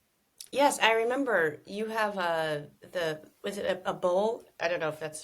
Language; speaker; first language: English; native; English